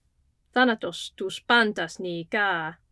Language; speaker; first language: Greek; non-native, fluent; English